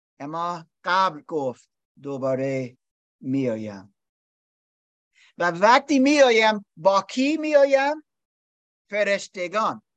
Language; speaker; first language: Persian; non-native, learner; English